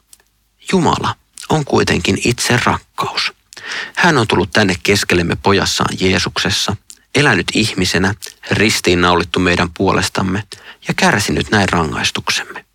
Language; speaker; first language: Finnish; native; Finnish